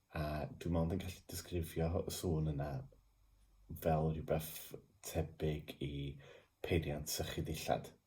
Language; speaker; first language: Welsh; native; Welsh